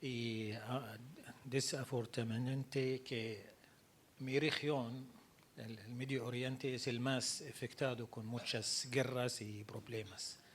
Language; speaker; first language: Spanish; non-native, learner; Arabic